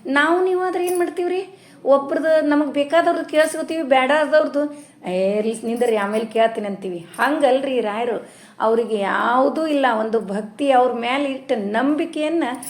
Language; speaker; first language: Kannada; native; Kannada